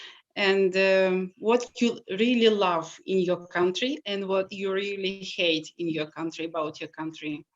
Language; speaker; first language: English; non-native, learner; Russian